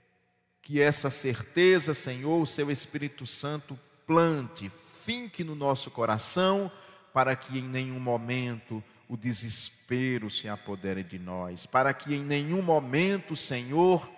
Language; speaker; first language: Portuguese; native; Portuguese